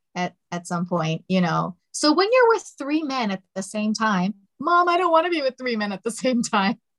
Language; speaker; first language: English; native; English